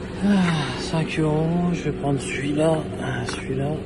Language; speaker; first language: French; native; French